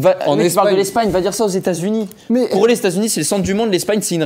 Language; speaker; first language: French; native; French